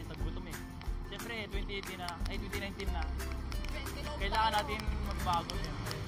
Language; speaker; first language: Filipino; native; Filipino